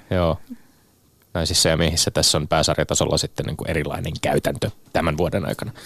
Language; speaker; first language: Finnish; native; Finnish